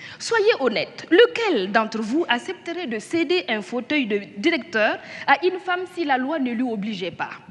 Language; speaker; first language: French; non-native, local second language; Mossi